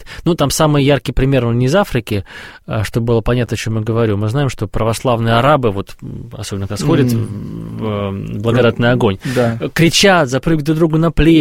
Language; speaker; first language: Russian; native; Russian